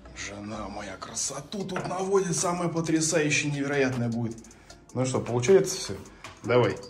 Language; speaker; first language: Russian; native; Russian